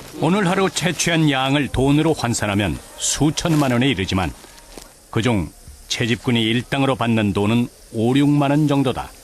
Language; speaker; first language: Korean; native; Korean